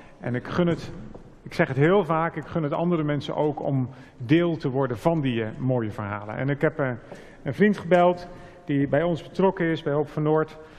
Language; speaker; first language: Dutch; native; Dutch